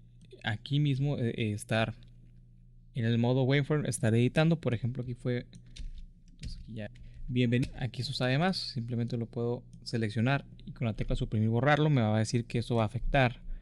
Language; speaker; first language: Spanish; native; Spanish